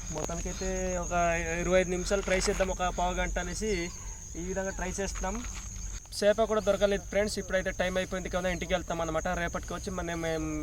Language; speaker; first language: Telugu; non-native, local second language; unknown